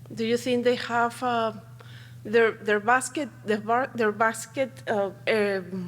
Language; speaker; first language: English; non-native, fluent; Spanish